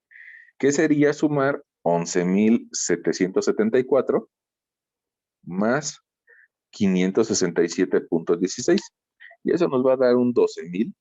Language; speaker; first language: Spanish; native; Spanish